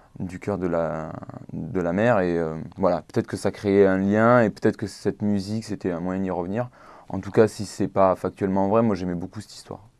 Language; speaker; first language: French; native; French